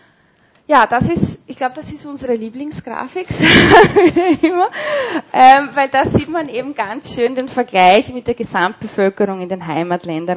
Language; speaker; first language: German; native; German